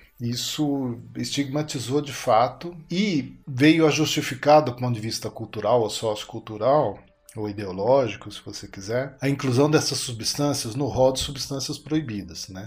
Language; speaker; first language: Portuguese; native; Portuguese